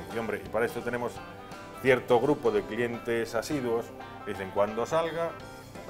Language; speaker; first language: Spanish; native; Spanish